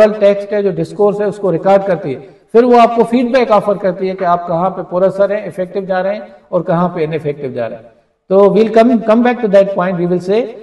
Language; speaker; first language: Urdu; non-native, local second language; Sindhi